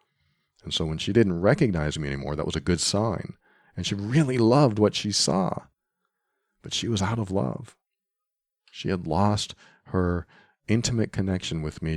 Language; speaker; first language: English; native; English